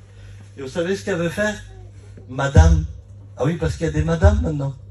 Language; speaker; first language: French; native; French